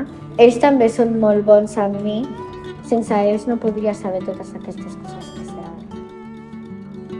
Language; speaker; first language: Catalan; non-native, local second language; Spanish